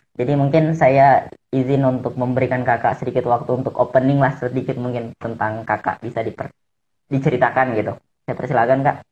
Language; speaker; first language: Indonesian; native; Indonesian